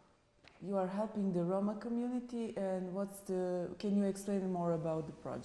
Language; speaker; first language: English; non-native, fluent; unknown